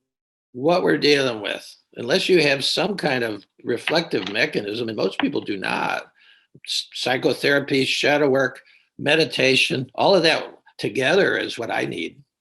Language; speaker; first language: English; native; English